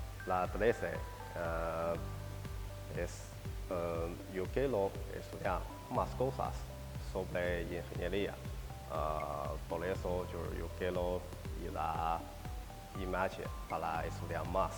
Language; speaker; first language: Spanish; non-native, learner; Chinese